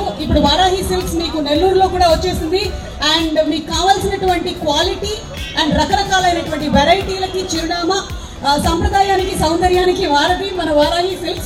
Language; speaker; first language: Telugu; native; Telugu